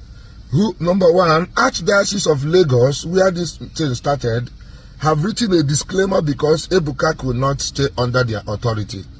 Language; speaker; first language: English; non-native, local second language; Igbo